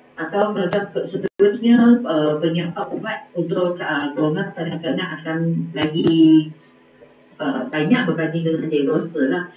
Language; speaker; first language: Malay; non-native, local second language; Chinese